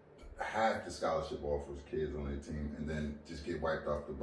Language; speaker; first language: English; native; English